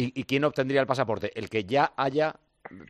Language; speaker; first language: Spanish; native; Spanish